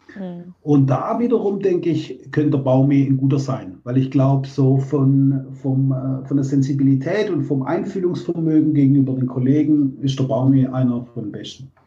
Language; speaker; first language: German; native; German